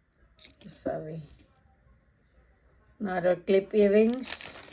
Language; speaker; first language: English; non-native, local second language; Filipino